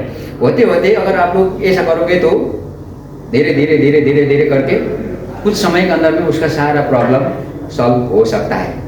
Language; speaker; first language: Hindi; non-native, local second language; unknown